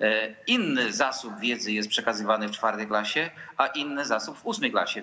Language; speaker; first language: Polish; native; Polish